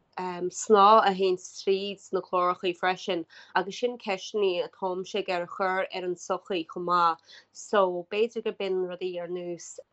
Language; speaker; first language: Irish; native; Irish